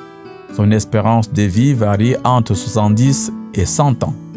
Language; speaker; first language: French; native; French